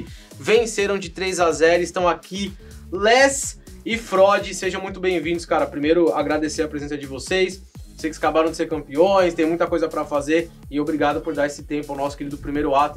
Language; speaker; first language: Portuguese; native; Portuguese